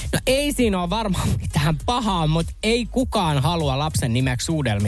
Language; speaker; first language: Finnish; native; Finnish